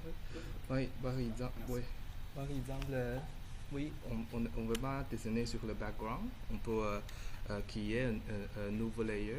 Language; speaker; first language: French; non-native, learner; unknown